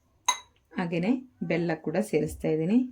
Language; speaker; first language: Kannada; native; Kannada